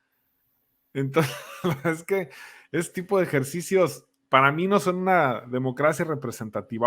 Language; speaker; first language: Spanish; native; Spanish